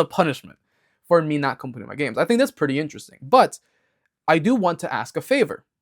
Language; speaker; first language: English; native; English